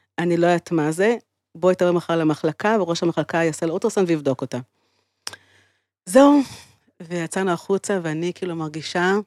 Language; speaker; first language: Hebrew; native; Hebrew